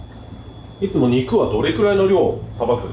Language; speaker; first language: Japanese; native; Japanese